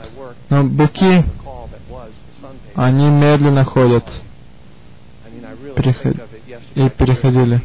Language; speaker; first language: Russian; early bilingual, heritage; Russian